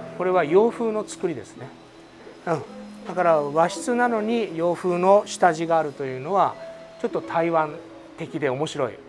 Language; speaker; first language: Japanese; native; Japanese